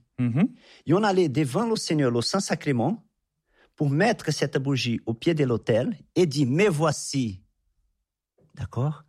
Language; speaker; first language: French; non-native, fluent; Portuguese